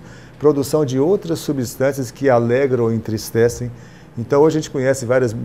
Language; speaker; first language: Portuguese; native; Portuguese